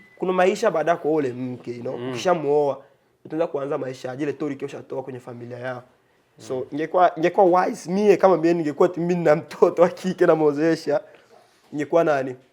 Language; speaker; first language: Swahili; non-native, local second language; Bembe